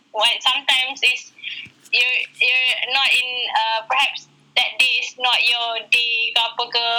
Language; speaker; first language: English; non-native, local second language; Malay